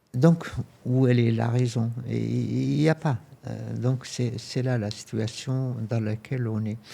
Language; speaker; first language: French; non-native, fluent; Arabic